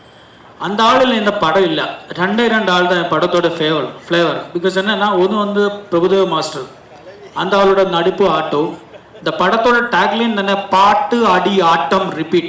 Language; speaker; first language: Tamil; non-native, learner; Malayalam